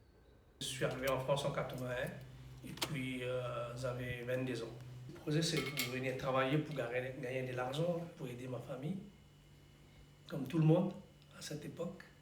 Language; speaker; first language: French; non-native, fluent; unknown